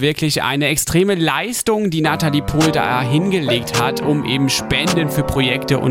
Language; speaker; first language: German; native; German